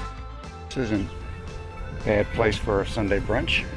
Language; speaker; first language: English; native; English